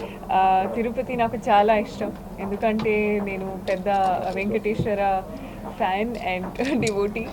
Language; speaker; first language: Telugu; non-native, learner; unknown